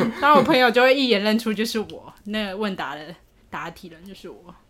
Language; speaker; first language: Chinese; native; Chinese